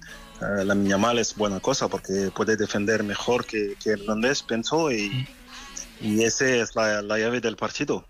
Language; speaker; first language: Spanish; non-native, fluent; French